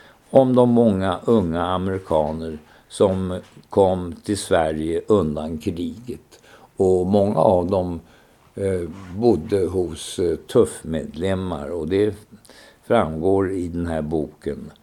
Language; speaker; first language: Swedish; native; Swedish